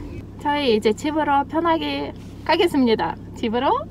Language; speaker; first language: Korean; non-native, fluent; Russian